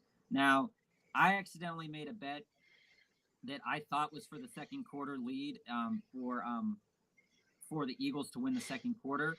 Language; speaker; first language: English; native; English